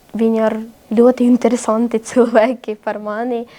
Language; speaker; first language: Latvian; non-native, learner; Ukrainian